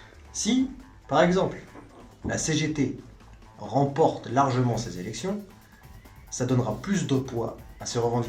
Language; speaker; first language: French; native; French